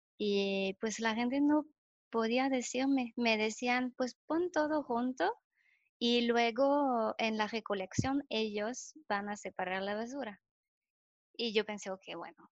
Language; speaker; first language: Spanish; non-native, fluent; French